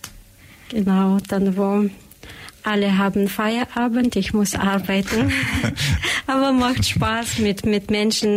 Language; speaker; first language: German; non-native, learner; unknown